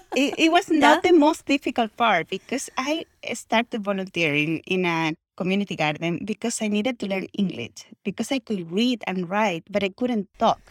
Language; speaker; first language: English; non-native, fluent; Spanish